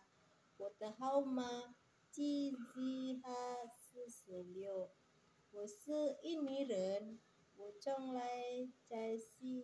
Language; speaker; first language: Chinese; non-native, learner; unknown